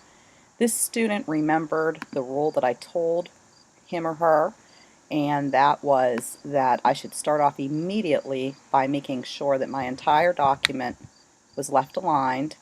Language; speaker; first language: English; native; English